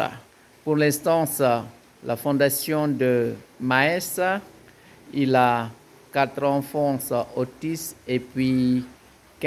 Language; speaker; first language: French; non-native, fluent; Indonesian